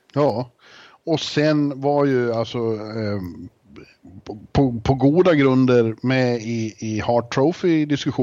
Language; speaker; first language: Swedish; native; Swedish